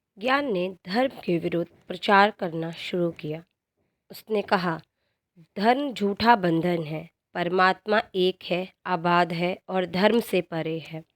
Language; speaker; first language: Hindi; native; Hindi